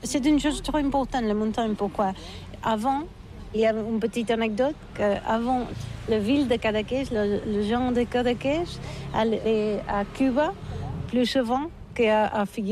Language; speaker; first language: French; non-native, learner; Catalan